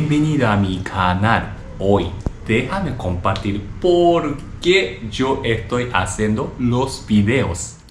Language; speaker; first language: Spanish; non-native, learner; Japanese